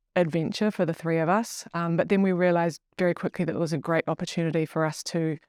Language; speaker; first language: English; native; English